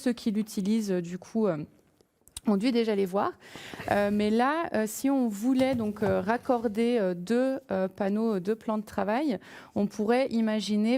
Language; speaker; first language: French; native; French